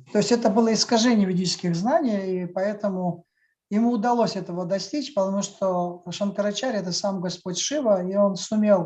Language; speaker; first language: Russian; native; Russian